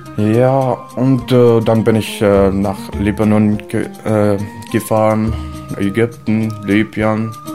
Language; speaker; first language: German; non-native, learner; Arabic